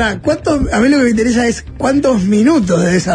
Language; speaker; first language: Spanish; native; Spanish